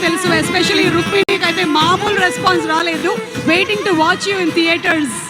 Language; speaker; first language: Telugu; native; Telugu